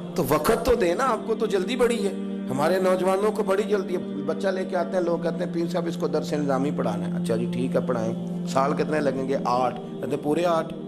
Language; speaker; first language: Urdu; non-native, local second language; Punjabi